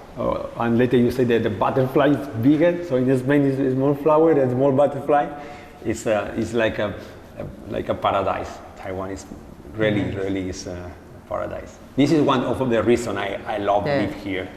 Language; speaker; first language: English; non-native, learner; Spanish